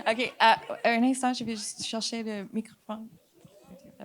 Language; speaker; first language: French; non-native, fluent; English